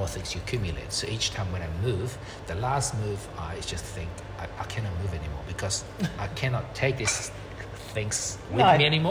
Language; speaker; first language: English; non-native, learner; Chinese